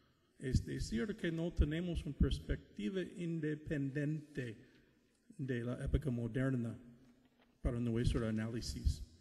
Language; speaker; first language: Spanish; non-native, fluent; English